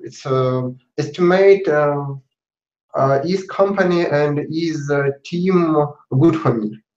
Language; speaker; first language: English; non-native, learner; Russian